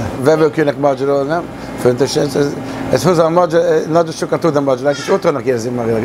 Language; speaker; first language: Hungarian; early bilingual, heritage; Hungarian